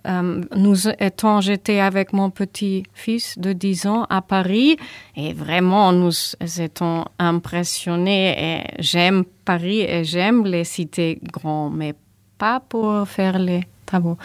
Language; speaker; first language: French; non-native, learner; German